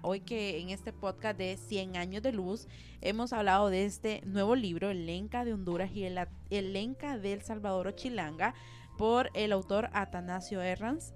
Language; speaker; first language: Spanish; native; Spanish